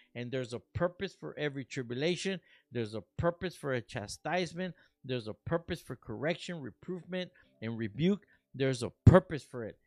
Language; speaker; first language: English; early bilingual, other home language; Spanish